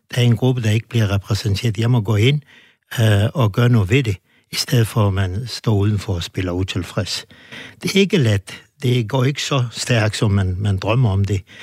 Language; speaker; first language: Danish; non-native, fluent; Turkish